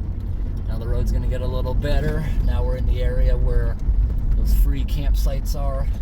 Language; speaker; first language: English; native; English